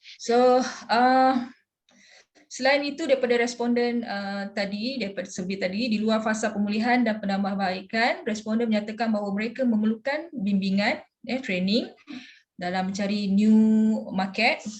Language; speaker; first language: Malay; native; Malay